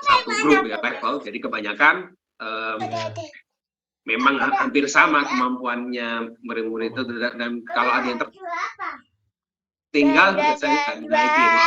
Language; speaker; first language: Indonesian; non-native, fluent; English